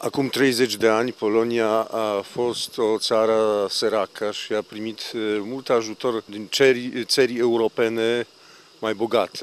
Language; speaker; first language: Romanian; non-native, fluent; Polish